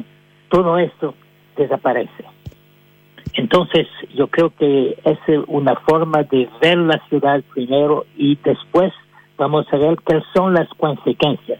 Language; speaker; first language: Spanish; non-native, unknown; French